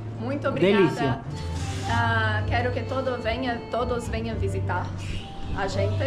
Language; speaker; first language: Spanish; non-native, learner; Portuguese